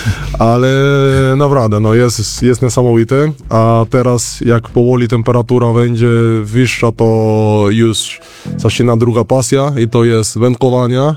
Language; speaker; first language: Polish; non-native, learner; Spanish